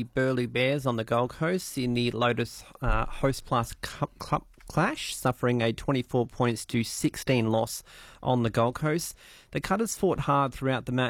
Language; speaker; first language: English; native; English